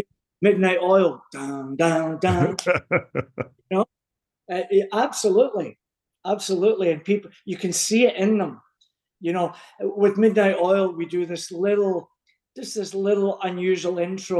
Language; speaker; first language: English; native; English